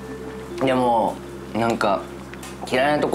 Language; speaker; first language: Japanese; native; Japanese